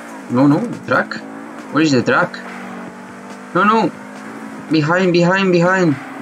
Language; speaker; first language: English; non-native, learner; Spanish